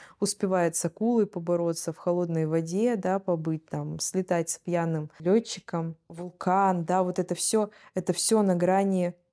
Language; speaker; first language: Russian; native; Russian